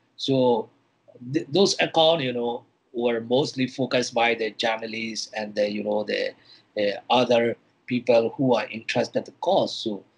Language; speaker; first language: English; non-native, fluent; Burmese